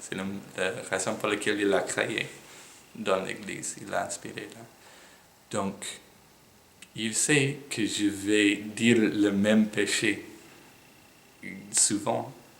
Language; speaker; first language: French; non-native, fluent; English